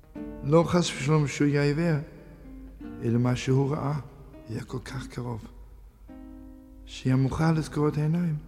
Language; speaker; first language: Hebrew; non-native, fluent; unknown